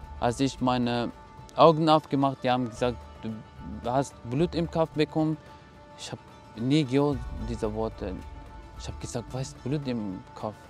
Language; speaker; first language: German; non-native, learner; Persian